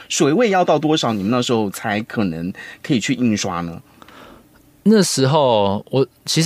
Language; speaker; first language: Chinese; native; Chinese